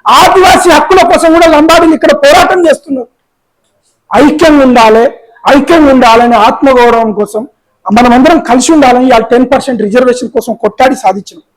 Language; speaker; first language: Telugu; non-native, local second language; Lambadi